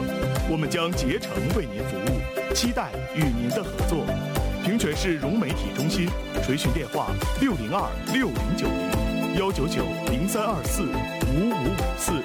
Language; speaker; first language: Chinese; native; Chinese